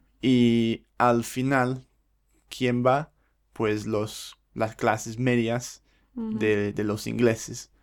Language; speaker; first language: Spanish; non-native, fluent; English